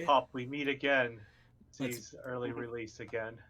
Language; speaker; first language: English; native; English